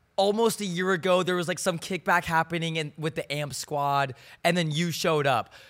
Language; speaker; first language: English; native; English